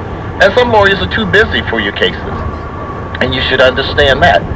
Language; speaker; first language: English; native; English